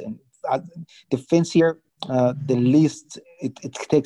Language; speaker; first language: English; non-native, local second language; Kinyarwanda